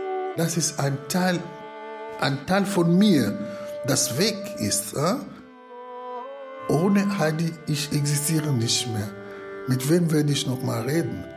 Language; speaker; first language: German; non-native, fluent; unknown